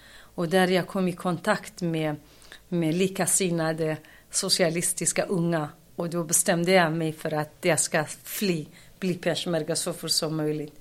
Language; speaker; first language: Swedish; non-native, fluent; Kurdish